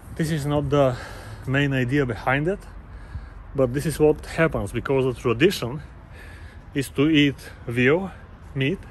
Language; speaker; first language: English; non-native, fluent; Bulgarian